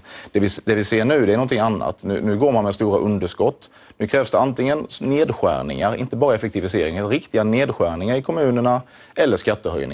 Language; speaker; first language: Swedish; native; Swedish